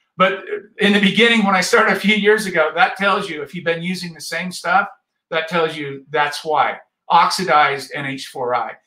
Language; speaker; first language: English; native; English